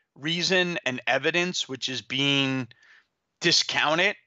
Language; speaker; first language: English; native; English